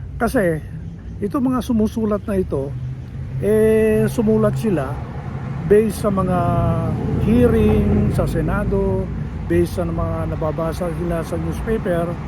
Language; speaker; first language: Filipino; native; Filipino